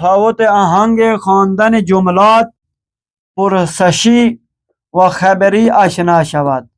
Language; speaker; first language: Persian; non-native, learner; Urdu